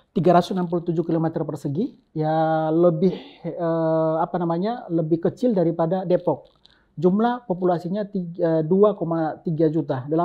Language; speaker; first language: Indonesian; native; Indonesian